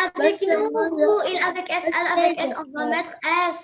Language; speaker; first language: French; non-native, learner; Arabic